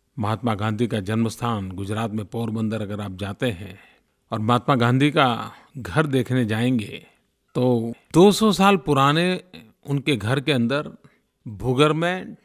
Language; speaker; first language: Hindi; non-native, local second language; Gujarati